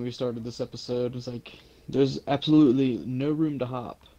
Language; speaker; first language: English; native; English